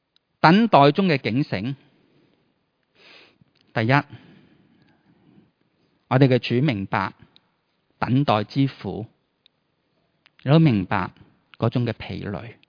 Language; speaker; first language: Chinese; native; Chinese